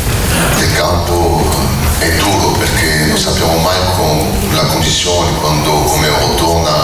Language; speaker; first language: Italian; non-native, learner; French